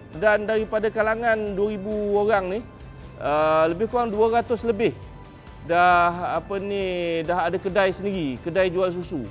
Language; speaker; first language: Malay; native; Malay